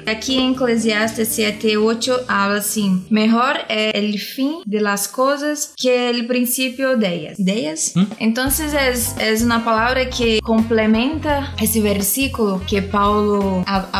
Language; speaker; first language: Spanish; non-native, learner; Portuguese